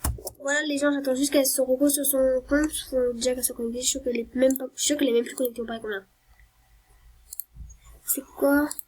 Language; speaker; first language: French; native; French